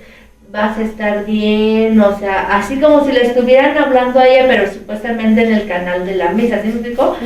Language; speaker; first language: Spanish; native; Spanish